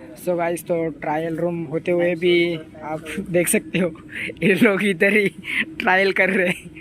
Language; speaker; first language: Hindi; non-native, local second language; Marathi